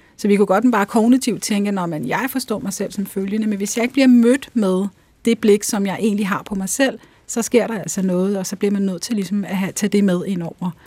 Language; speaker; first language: Danish; early bilingual, other home language; Urdu